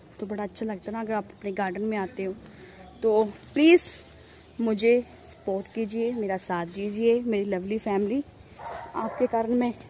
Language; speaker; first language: Hindi; non-native, local second language; Punjabi